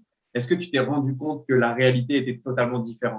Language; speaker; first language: French; native; French